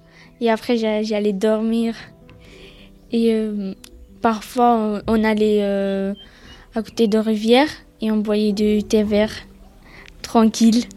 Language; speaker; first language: French; early bilingual, other home language; Pashto